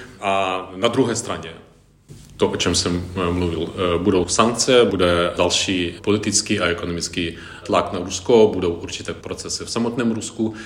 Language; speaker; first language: Czech; non-native, fluent; Ukrainian